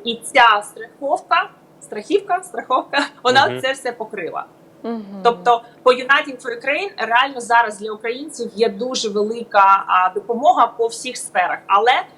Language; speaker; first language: Ukrainian; native; Ukrainian